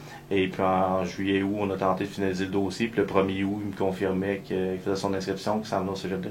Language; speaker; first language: French; native; French